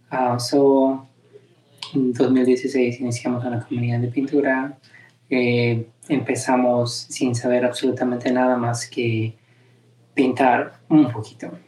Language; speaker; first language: Spanish; early bilingual, heritage; Spanish